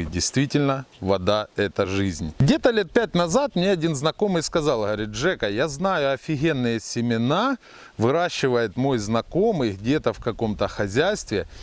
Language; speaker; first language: Russian; native; Russian